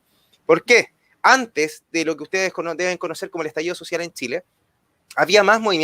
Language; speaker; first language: Spanish; native; Spanish